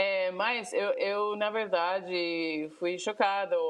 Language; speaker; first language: Portuguese; non-native, fluent; English